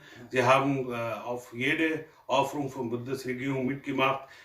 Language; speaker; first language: German; non-native, learner; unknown